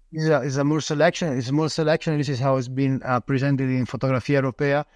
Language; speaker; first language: English; non-native, fluent; Italian